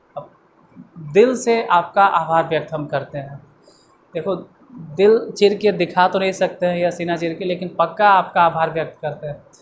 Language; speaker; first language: Hindi; native; Hindi